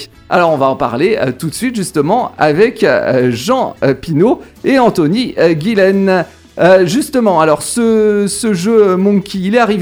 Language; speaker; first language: French; native; French